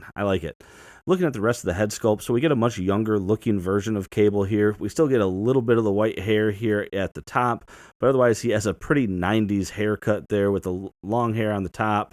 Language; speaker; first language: English; native; English